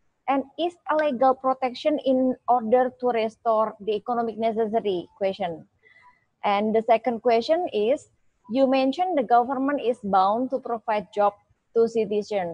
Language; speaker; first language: English; non-native, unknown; Indonesian